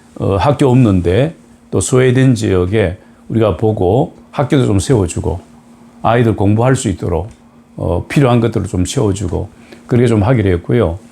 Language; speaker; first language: Korean; native; Korean